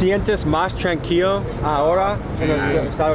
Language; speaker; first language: Spanish; non-native, learner; English